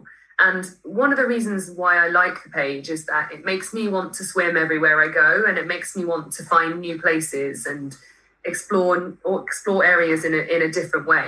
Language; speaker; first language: English; native; English